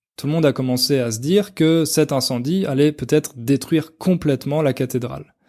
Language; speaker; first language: French; native; French